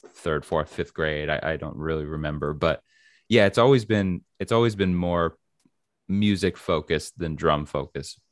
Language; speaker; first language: English; native; English